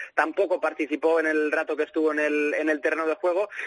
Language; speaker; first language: Spanish; native; Spanish